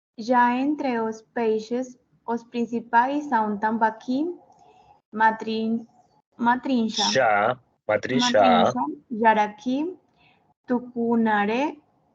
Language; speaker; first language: Portuguese; non-native, learner; Spanish